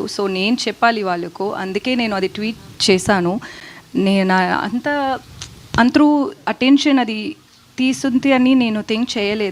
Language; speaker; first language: Telugu; non-native, fluent; Tamil